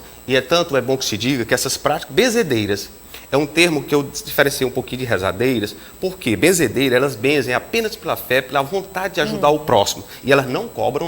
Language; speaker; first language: Portuguese; native; Portuguese